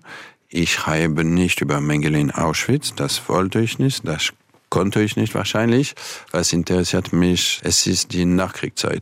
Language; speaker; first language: German; non-native, fluent; French